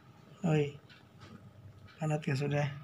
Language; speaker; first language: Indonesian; non-native, local second language; Banjar